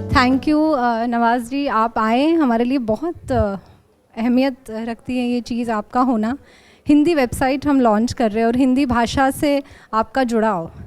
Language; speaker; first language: Hindi; native; Hindi